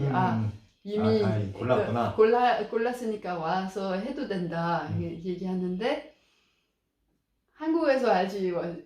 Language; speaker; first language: Korean; non-native, learner; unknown